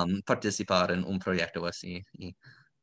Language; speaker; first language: Spanish; non-native, fluent; English